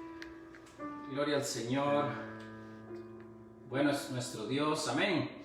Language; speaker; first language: Spanish; native; Spanish